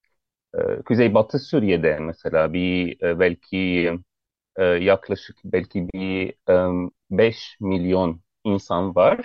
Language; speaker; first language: Turkish; non-native, fluent; Arabic